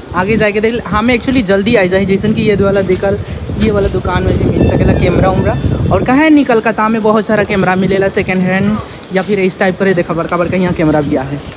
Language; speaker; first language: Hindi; non-native, local second language; Sadri